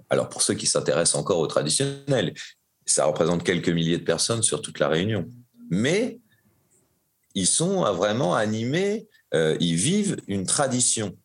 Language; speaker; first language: French; native; French